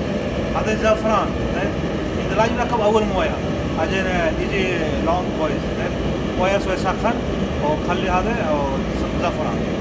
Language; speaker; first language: Arabic; non-native, learner; Urdu